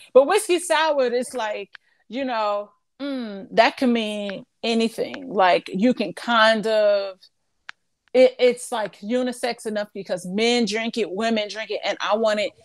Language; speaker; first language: English; native; English